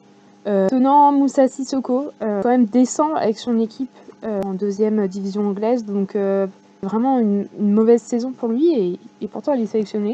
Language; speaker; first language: French; native; French